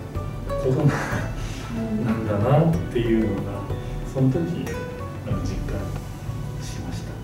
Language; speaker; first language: Japanese; native; Japanese